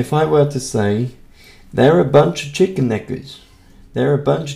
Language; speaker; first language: English; non-native, local second language; Hungarian